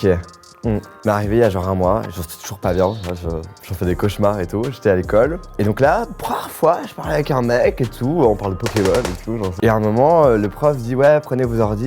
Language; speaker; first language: French; native; French